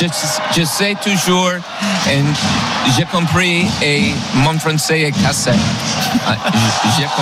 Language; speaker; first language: French; non-native, learner; English